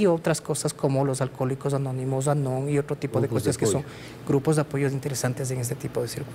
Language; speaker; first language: Spanish; native; Spanish